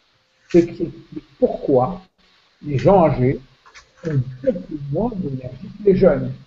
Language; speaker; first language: French; native; French